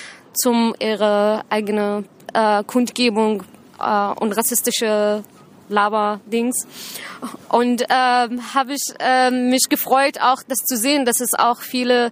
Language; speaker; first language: German; non-native, learner; Arabic